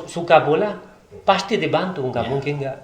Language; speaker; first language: Indonesian; non-native, learner; Spanish